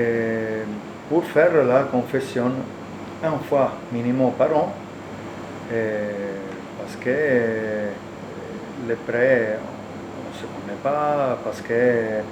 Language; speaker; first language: French; non-native, learner; Italian